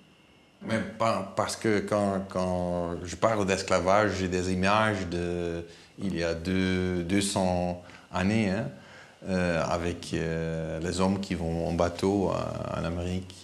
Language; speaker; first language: French; non-native, learner; Dutch